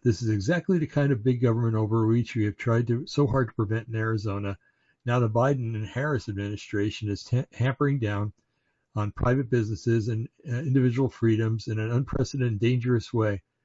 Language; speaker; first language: English; native; English